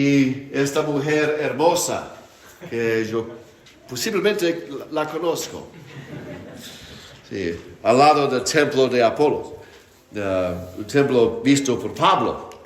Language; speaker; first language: Spanish; non-native, fluent; English